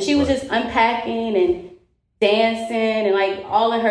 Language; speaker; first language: English; native; English